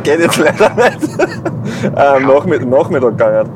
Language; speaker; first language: German; native; German